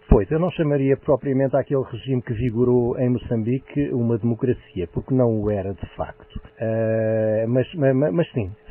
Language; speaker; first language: Portuguese; native; Portuguese